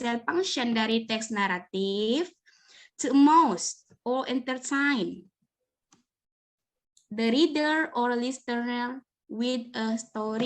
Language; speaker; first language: English; non-native, learner; Indonesian